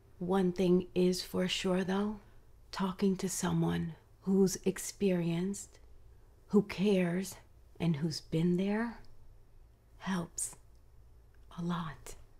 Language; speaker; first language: English; native; English